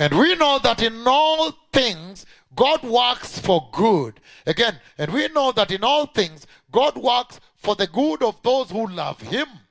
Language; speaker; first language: English; non-native, local second language; Luo (Kenya and Tanzania)